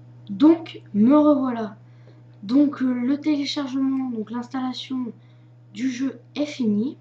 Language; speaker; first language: French; native; French